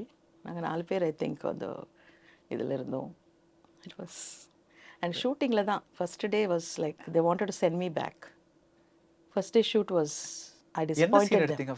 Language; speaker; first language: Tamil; non-native, local second language; Telugu